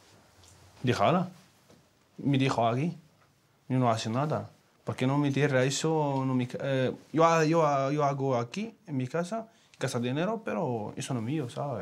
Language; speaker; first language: Spanish; non-native, learner; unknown